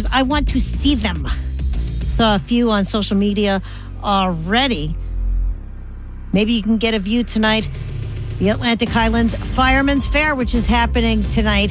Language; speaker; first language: English; native; English